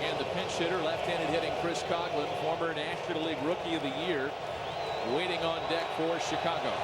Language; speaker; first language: English; native; English